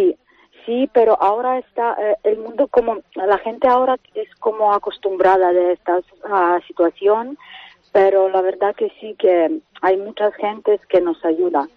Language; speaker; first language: Spanish; non-native, fluent; Ukrainian